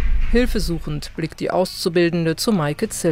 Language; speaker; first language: German; native; German